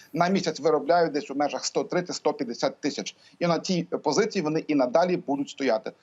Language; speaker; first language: Ukrainian; native; Ukrainian